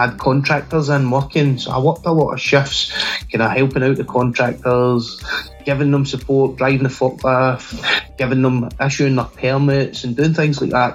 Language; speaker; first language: English; native; English